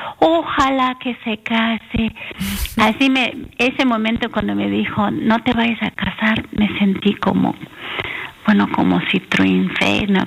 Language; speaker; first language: Spanish; early bilingual, heritage; English